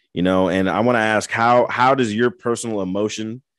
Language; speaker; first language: English; native; English